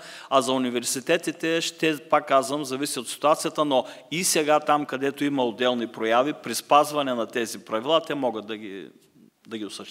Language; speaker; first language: Bulgarian; native; Bulgarian